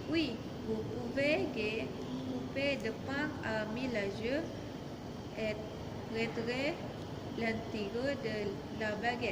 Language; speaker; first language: French; non-native, learner; Malay